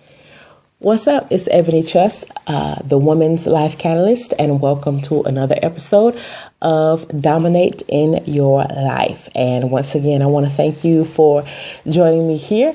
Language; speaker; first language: English; native; English